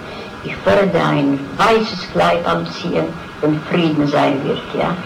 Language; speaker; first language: German; non-native, fluent; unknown